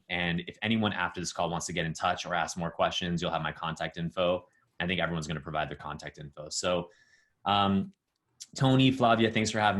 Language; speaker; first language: English; native; English